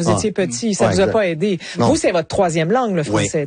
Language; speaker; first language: French; native; French